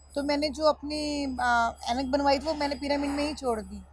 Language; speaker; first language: Hindi; native; Hindi